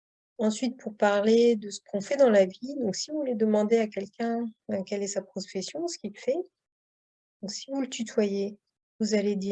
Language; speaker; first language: French; native; French